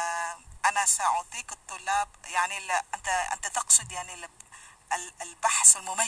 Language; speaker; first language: Arabic; non-native, fluent; Malay